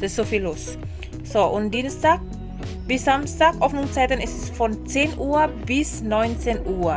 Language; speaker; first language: German; non-native, learner; Indonesian